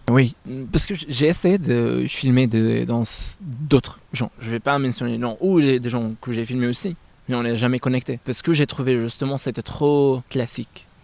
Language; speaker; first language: French; non-native, fluent; Arabic